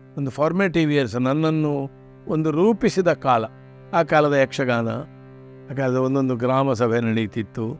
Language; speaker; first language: Kannada; non-native, local second language; Marathi